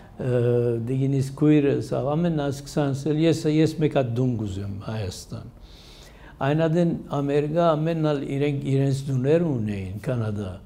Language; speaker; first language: Armenian; early bilingual, heritage; Armenian